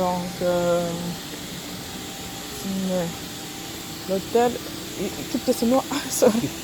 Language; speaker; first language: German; non-native, learner; Lingala